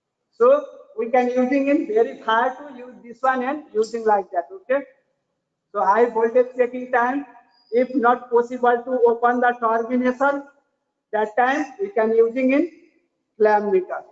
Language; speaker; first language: English; non-native, learner; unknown